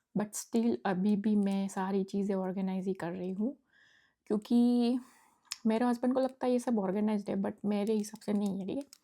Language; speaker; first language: Hindi; non-native, local second language; Gujarati